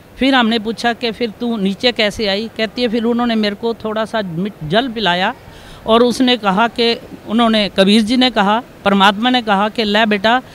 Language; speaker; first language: Hindi; native; Hindi